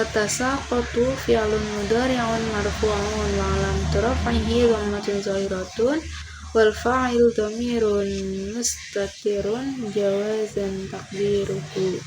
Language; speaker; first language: Arabic; non-native, learner; Indonesian